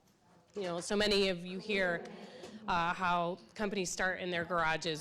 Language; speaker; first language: English; native; English